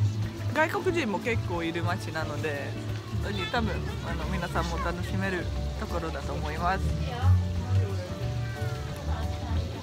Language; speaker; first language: Japanese; non-native, fluent; Hungarian